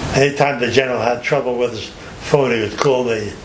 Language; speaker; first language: English; native; English